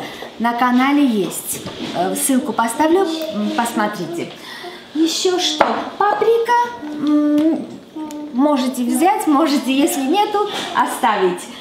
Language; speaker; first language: Russian; non-native, local second language; Armenian